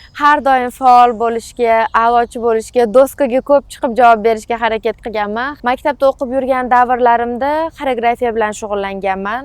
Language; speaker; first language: Uzbek; native; Uzbek